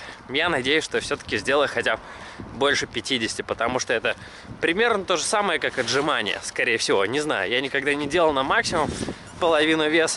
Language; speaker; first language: Russian; native; Russian